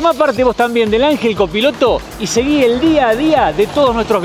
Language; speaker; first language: Spanish; native; Spanish